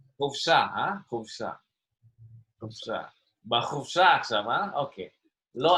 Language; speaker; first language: Hebrew; non-native, fluent; Indonesian